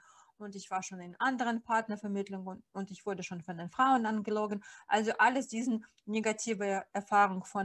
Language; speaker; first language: German; non-native, fluent; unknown